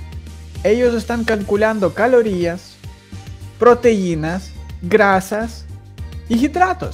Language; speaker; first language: Spanish; non-native, learner; Ukrainian